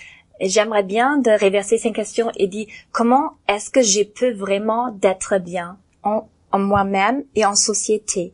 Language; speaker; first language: French; non-native, learner; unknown